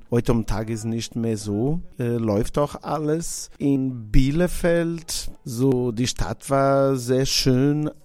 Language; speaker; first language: German; non-native, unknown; Portuguese